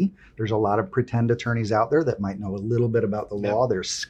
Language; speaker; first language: English; early bilingual, other home language; Spanish